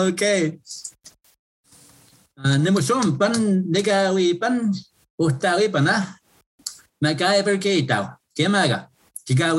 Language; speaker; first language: English; non-native, fluent; Cree